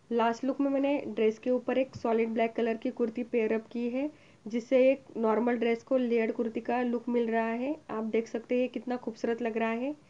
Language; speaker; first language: Hindi; non-native, local second language; Marathi